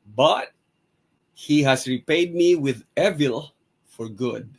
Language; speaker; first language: English; non-native, local second language; Filipino